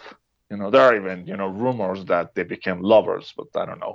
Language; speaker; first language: English; non-native, fluent; Spanish